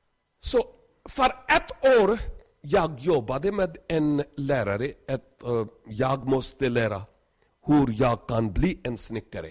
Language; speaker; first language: Swedish; non-native, learner; Urdu